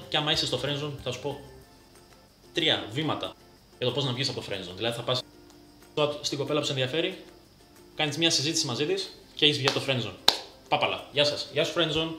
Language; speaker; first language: Greek; early bilingual, other home language; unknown